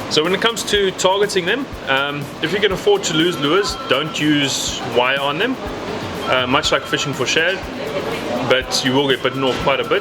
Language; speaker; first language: English; native; English